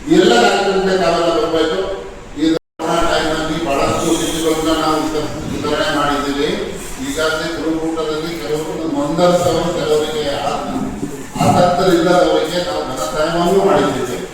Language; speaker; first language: Kannada; non-native, local second language; Tulu